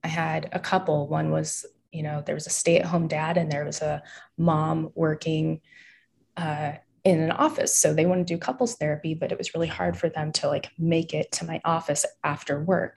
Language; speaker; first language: English; native; English